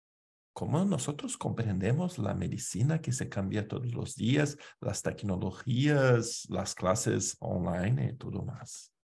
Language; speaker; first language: Spanish; non-native, fluent; Portuguese